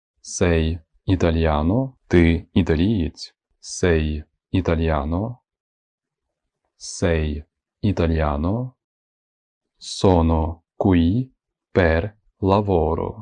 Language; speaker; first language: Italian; non-native, fluent; Ukrainian